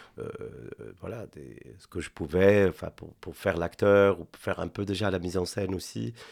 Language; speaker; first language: French; non-native, fluent; Spanish